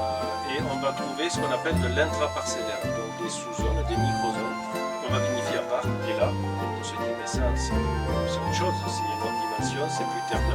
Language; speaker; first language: French; native; French